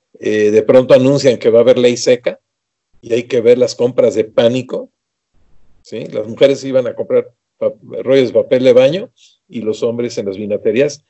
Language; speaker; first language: Spanish; native; Spanish